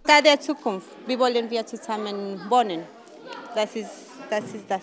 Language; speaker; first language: German; non-native, learner; Spanish